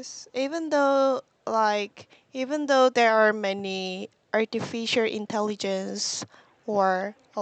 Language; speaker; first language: English; non-native, learner; Korean